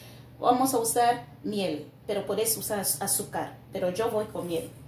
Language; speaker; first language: Spanish; non-native, learner; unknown